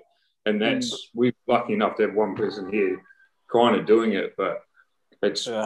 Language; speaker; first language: English; native; English